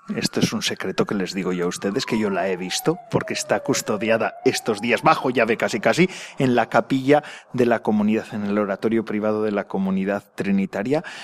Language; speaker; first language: Spanish; native; Spanish